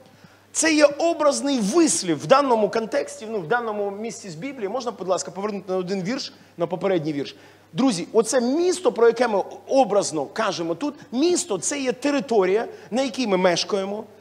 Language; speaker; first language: Ukrainian; non-native, local second language; Russian